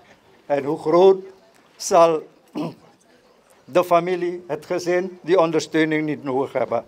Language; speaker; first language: Dutch; native; Dutch